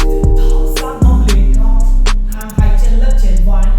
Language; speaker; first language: Vietnamese; non-native, learner; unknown